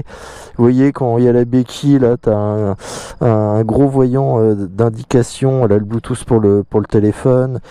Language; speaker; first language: French; native; French